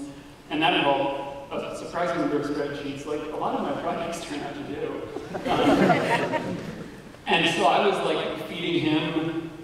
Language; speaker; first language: English; native; English